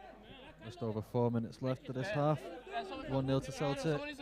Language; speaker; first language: English; native; English